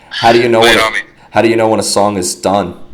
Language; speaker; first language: English; native; English